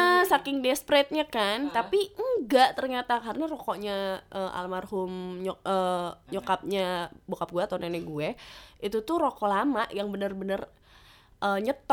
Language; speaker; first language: Indonesian; native; Indonesian